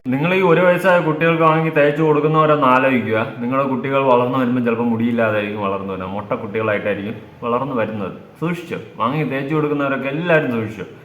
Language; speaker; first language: Malayalam; native; Malayalam